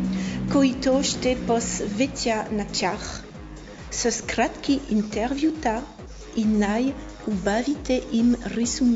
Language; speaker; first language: Bulgarian; non-native, fluent; French